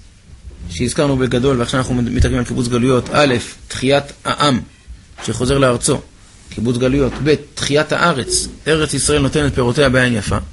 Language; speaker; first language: Hebrew; native; Hebrew